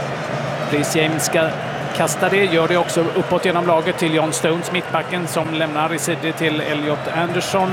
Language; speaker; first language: Swedish; native; Swedish